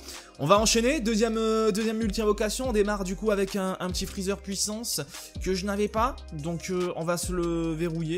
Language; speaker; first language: French; native; French